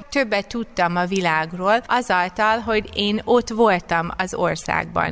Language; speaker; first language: Hungarian; non-native, fluent; English